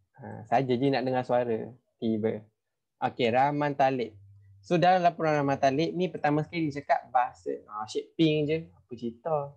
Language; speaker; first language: Malay; native; Malay